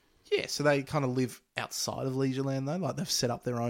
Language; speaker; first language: English; native; English